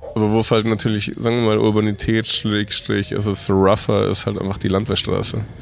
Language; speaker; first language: German; non-native, fluent; Spanish